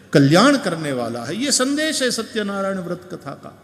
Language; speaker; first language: Hindi; non-native, local second language; Gujarati